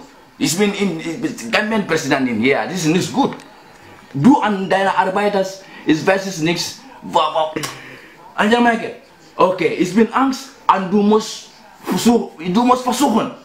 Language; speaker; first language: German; non-native, learner; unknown